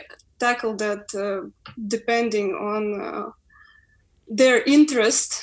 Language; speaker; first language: English; non-native, fluent; Ukrainian